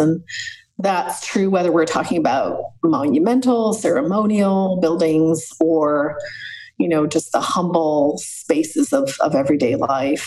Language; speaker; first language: English; native; English